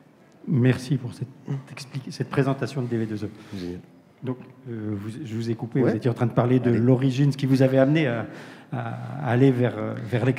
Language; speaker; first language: French; native; French